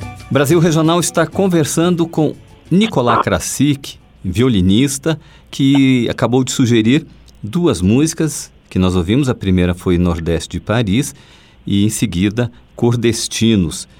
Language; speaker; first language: Portuguese; native; Portuguese